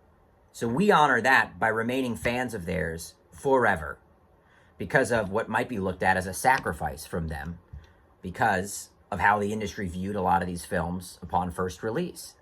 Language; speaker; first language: English; native; English